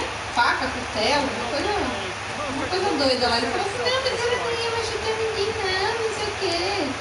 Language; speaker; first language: Portuguese; native; Portuguese